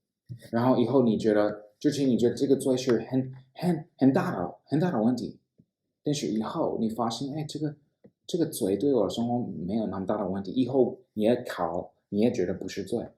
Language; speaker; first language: Chinese; non-native, fluent; English